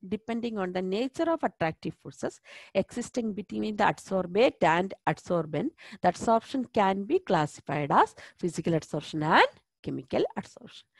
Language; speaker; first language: English; non-native, local second language; Malayalam